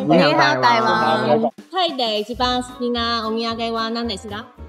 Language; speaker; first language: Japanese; non-native, fluent; Chinese